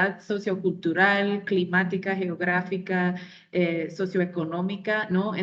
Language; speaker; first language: Spanish; non-native, fluent; English